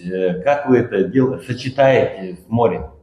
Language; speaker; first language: Russian; native; Russian